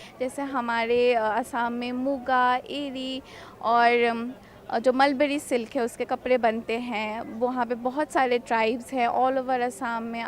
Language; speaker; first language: Hindi; non-native, local second language; Assamese